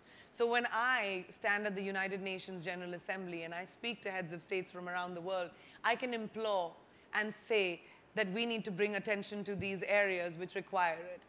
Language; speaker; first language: English; non-native, local second language; Hindi